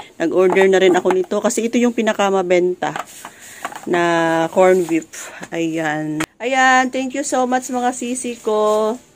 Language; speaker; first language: Filipino; native; Filipino